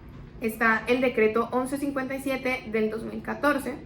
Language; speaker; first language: Spanish; native; Spanish